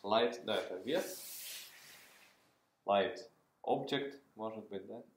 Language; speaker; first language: Russian; native; Russian